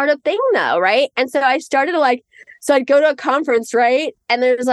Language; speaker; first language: English; native; English